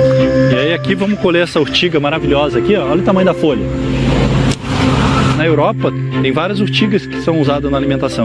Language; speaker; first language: Portuguese; native; Portuguese